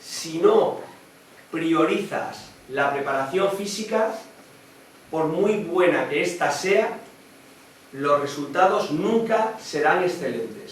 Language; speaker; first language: Spanish; native; Spanish